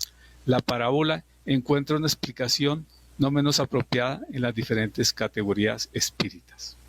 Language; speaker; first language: Spanish; native; Spanish